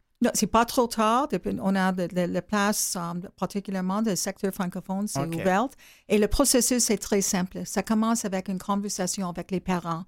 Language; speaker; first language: French; non-native, learner; English